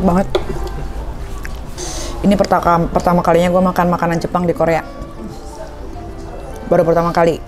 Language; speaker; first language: Indonesian; native; Indonesian